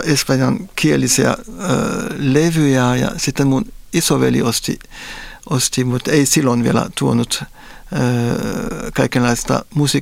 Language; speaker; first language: Finnish; non-native, fluent; Spanish